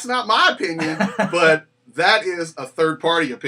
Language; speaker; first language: English; native; English